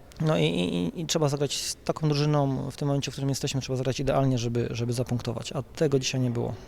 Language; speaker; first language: Polish; native; Polish